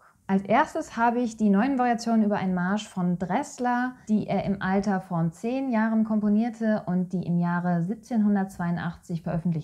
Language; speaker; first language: German; native; German